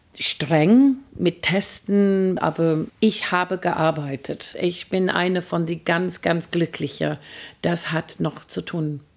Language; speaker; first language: German; non-native, fluent; English